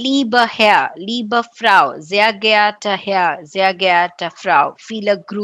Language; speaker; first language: German; non-native, learner; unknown